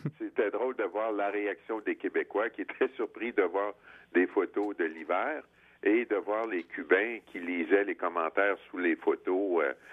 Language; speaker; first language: French; native; French